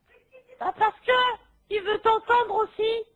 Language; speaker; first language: French; native; French